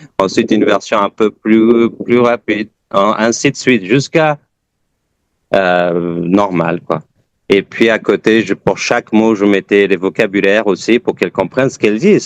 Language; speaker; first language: French; early bilingual, other home language; Persian